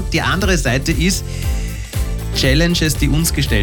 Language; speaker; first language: German; native; German